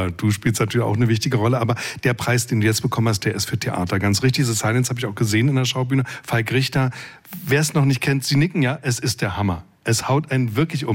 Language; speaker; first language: German; native; German